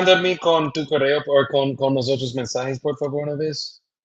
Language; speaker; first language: Spanish; non-native, learner; English